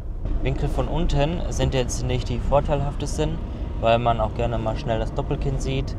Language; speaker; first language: German; native; German